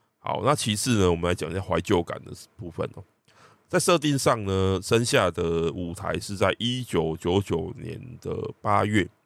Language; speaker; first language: Chinese; native; Chinese